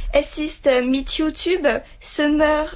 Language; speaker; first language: German; non-native, learner; French